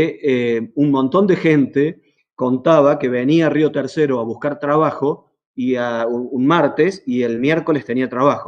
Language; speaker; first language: Spanish; native; Spanish